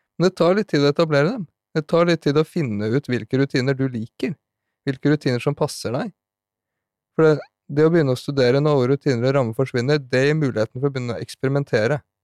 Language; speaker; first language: Norwegian; native; Norwegian